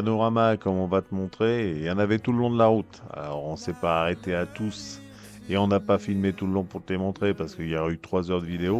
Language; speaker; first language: French; native; French